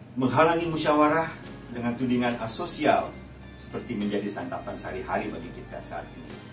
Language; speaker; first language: Indonesian; native; Indonesian